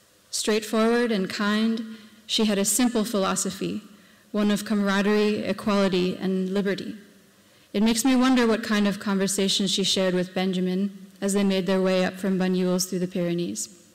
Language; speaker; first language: English; native; English